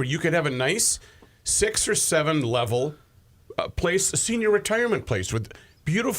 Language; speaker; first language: English; native; English